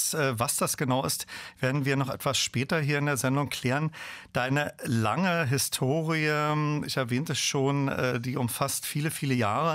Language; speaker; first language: German; native; German